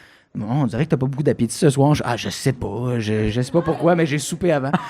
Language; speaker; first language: French; native; French